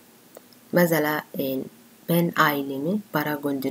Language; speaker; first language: Turkish; non-native, learner; Somali